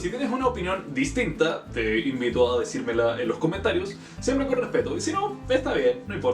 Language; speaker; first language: Spanish; native; Spanish